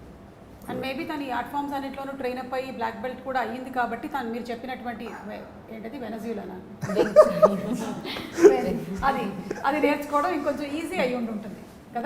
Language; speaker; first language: Telugu; native; Telugu